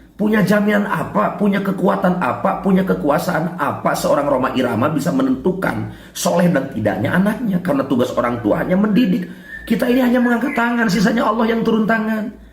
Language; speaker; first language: Indonesian; non-native, local second language; Sundanese